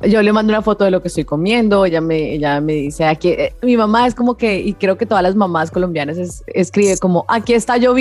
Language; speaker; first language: Spanish; native; Spanish